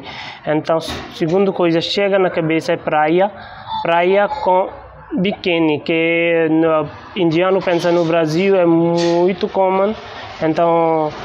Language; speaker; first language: Portuguese; non-native, learner; Hindi